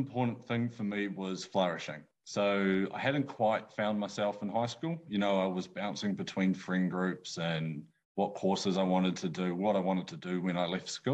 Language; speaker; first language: English; native; English